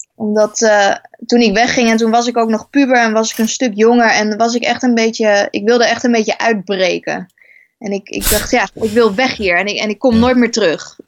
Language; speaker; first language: Dutch; native; Dutch